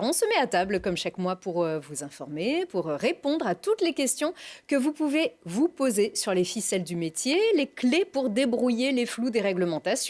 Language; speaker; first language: French; native; French